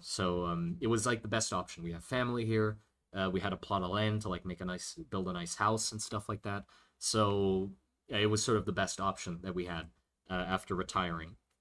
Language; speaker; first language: English; early bilingual, other home language; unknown